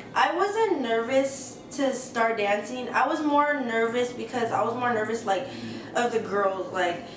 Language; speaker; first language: English; native; English